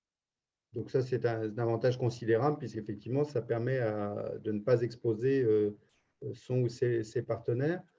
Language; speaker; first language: French; native; French